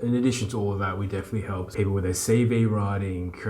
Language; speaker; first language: English; native; English